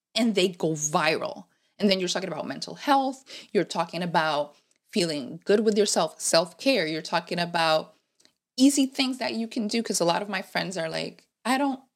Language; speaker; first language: English; non-native, fluent; Spanish